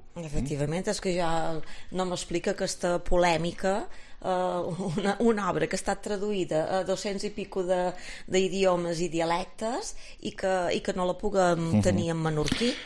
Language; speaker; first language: Catalan; native; Catalan